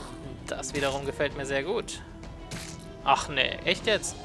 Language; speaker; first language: German; native; German